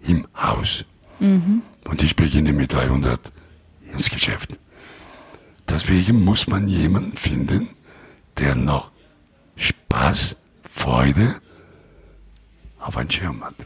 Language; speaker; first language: German; non-native, learner; Italian